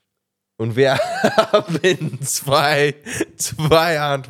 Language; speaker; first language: German; non-native, learner; English